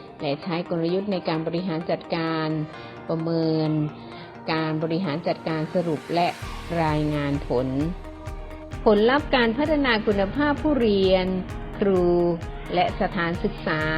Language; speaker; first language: Thai; native; Thai